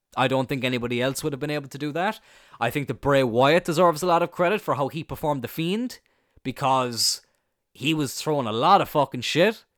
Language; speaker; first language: English; native; English